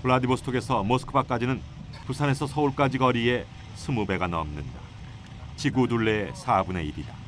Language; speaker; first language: Korean; native; Korean